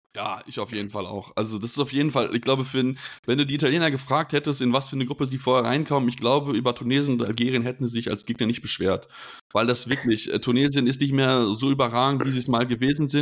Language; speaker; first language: German; native; German